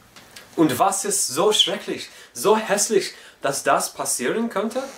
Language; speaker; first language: German; non-native, learner; English